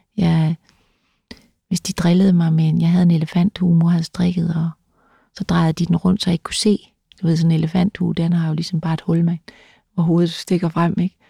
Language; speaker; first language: Danish; native; Danish